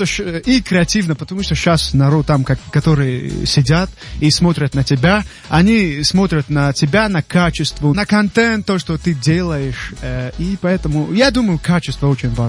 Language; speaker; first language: Russian; non-native, local second language; Tajik